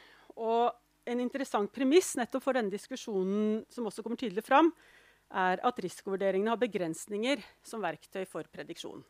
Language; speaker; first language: Norwegian; native; Norwegian